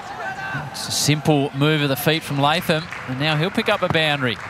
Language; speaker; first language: English; native; English